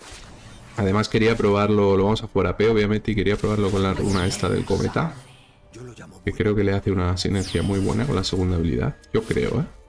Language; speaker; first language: Spanish; native; Spanish